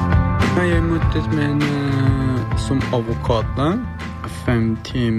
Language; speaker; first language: Norwegian; non-native, learner; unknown